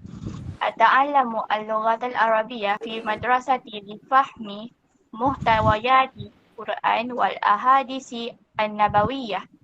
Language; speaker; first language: Arabic; non-native, learner; Malay